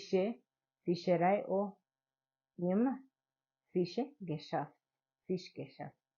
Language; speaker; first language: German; non-native, learner; English